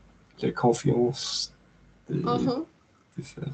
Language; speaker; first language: French; non-native, learner; English